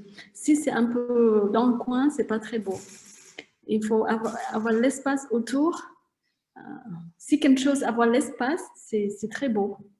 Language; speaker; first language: French; non-native, fluent; Vietnamese